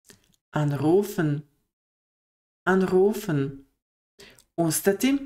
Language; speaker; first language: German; non-native, fluent; Bosnian